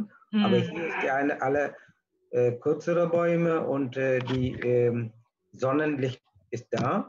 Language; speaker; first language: German; non-native, learner; Tamil